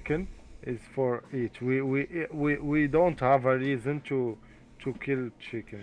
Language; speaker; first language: English; non-native, learner; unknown